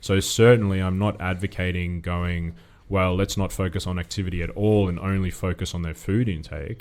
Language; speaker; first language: English; native; English